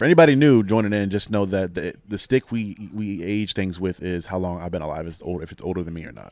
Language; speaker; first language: English; native; English